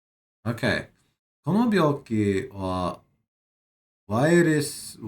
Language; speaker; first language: Japanese; non-native, learner; English